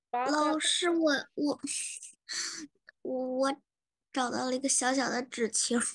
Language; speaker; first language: Chinese; early bilingual, heritage; Chinese